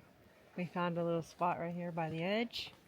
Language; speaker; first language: English; native; English